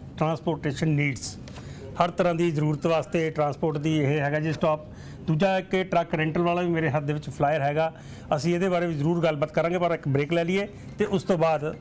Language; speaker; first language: Punjabi; native; Punjabi